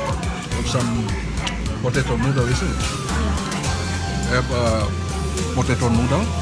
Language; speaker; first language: English; non-native, learner; Indonesian